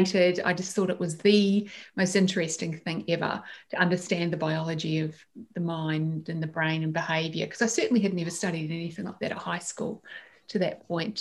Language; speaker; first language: English; native; English